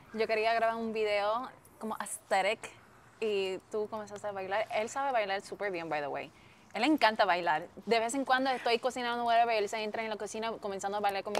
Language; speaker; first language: Spanish; non-native, fluent; English